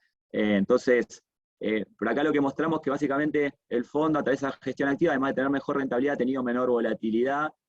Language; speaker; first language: Spanish; native; Spanish